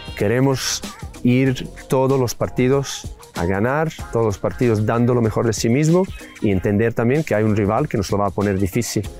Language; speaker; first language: Spanish; non-native, fluent; Serbian